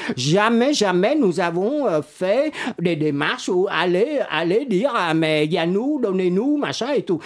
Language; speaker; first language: French; non-native, fluent; Vietnamese